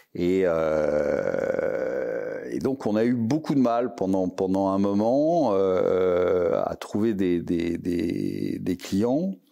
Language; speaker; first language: French; native; French